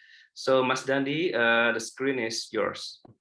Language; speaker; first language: English; non-native, fluent; Indonesian